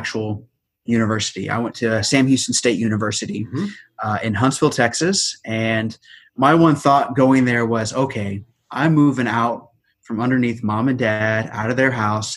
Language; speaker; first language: English; native; English